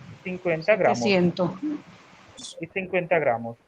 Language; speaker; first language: Spanish; non-native, fluent; Hindi